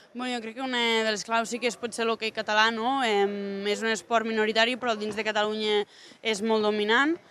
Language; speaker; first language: Catalan; native; Catalan